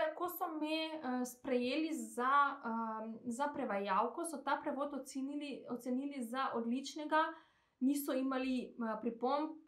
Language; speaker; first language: Slovenian; non-native, fluent; Macedonian